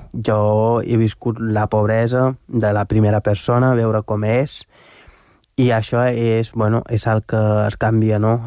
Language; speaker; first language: Catalan; non-native, fluent; Wolof